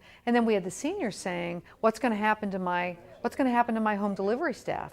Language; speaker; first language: English; native; English